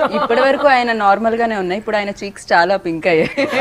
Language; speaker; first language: Telugu; native; Telugu